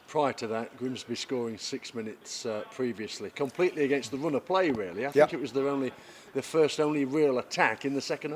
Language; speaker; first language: English; native; English